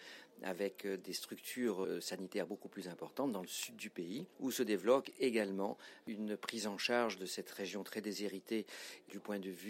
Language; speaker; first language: French; native; French